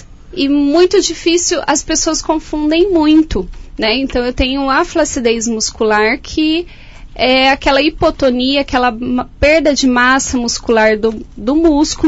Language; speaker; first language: Portuguese; native; Portuguese